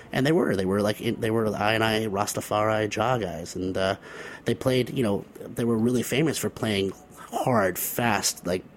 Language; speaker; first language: English; native; English